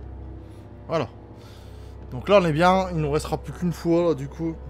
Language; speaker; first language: French; native; French